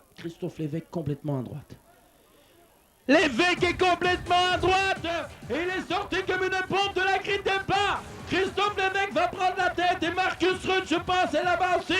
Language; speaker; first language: French; native; French